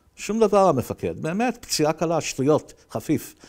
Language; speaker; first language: Hebrew; native; Hebrew